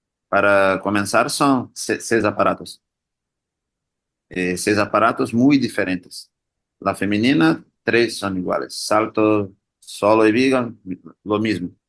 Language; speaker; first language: Spanish; non-native, learner; Portuguese